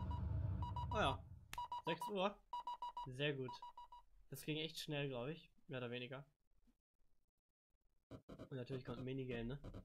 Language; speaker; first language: German; native; German